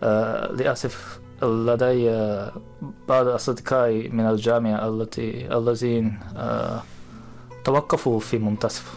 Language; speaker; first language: Arabic; non-native, fluent; Japanese